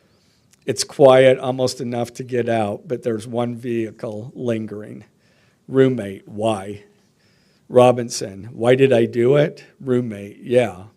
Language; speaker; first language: English; native; English